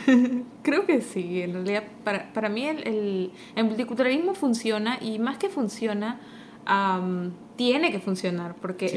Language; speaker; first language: Spanish; early bilingual, heritage; Spanish